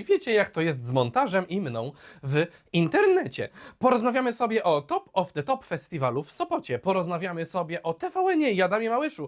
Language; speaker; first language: Polish; native; Polish